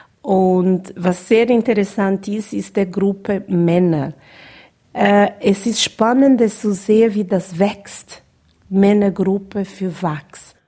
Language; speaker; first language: German; non-native, fluent; Portuguese